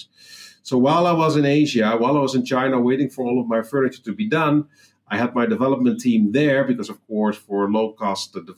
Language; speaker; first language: English; non-native, fluent; Dutch